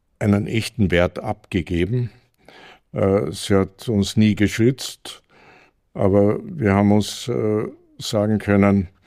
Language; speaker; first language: German; native; German